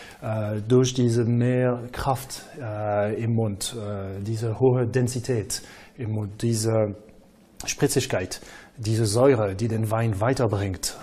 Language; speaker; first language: German; non-native, fluent; French